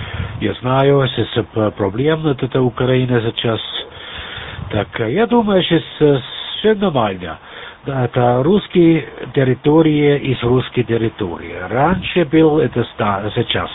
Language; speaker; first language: Russian; non-native, learner; German